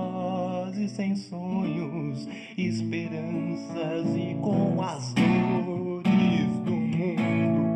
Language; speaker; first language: Portuguese; native; Portuguese